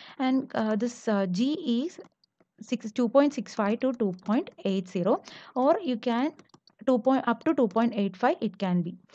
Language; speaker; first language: English; non-native, local second language; Malayalam